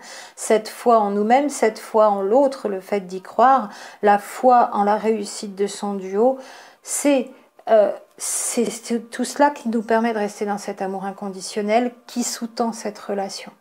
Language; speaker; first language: French; native; French